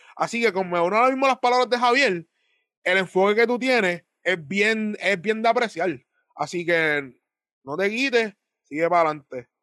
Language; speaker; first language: Spanish; native; Spanish